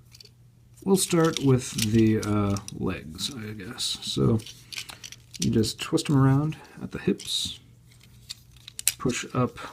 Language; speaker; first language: English; native; English